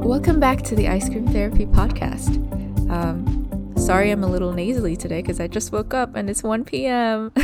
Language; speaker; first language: English; early bilingual, other home language; Malagasy